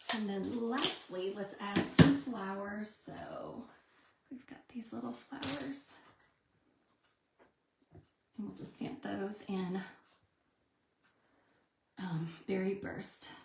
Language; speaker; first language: English; native; English